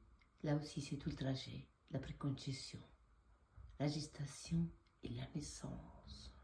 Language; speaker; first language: French; non-native, fluent; Italian